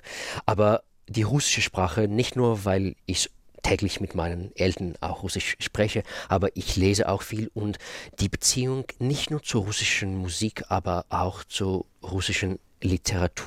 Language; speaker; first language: German; non-native, fluent; Russian